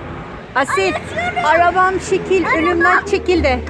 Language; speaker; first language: Turkish; native; Turkish